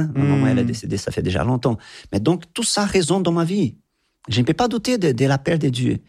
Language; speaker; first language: French; non-native, fluent; Portuguese